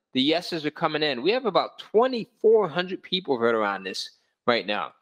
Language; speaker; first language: English; native; English